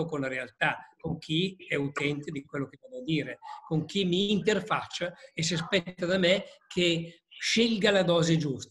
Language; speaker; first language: Italian; native; Italian